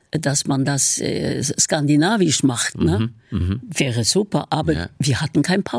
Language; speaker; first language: German; non-native, fluent; Norwegian